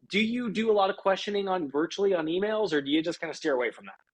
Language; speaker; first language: English; native; English